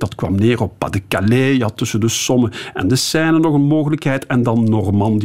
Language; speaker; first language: Dutch; native; Dutch